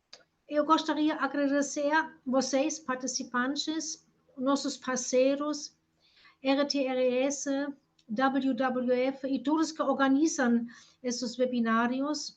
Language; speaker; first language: Portuguese; non-native, fluent; German